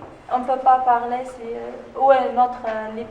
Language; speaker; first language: French; non-native, learner; Arabic